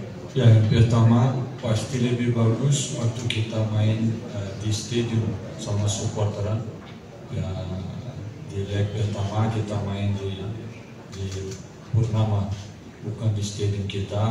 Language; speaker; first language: Indonesian; non-native, learner; Portuguese